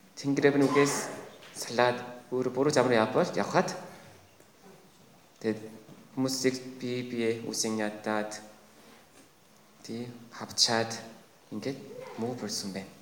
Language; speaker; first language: Mongolian; non-native, fluent; Korean